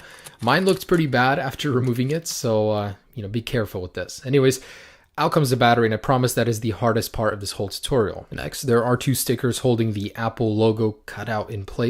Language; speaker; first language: English; native; English